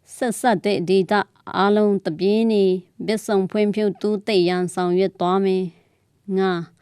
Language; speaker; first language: Burmese; non-native, local second language; Tedim Chin